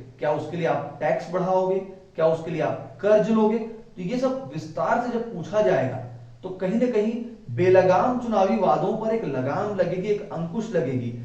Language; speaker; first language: Hindi; native; Hindi